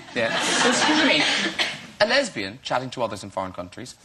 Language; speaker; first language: English; native; English